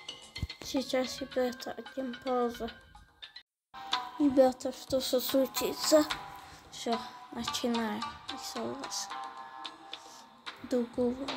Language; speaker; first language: Russian; non-native, learner; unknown